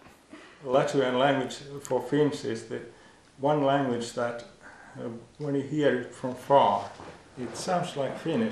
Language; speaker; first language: English; non-native, fluent; Finnish